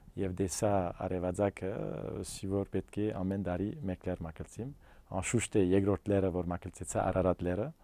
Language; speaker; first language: Armenian; early bilingual, heritage; Armenian